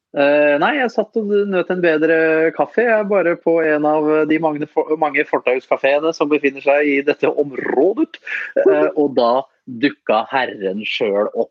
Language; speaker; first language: Norwegian; native; Norwegian